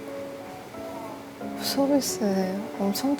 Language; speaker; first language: Korean; non-native, learner; Russian